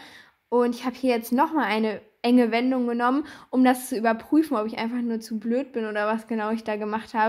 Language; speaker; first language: German; native; German